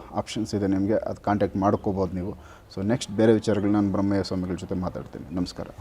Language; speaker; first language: Kannada; native; Kannada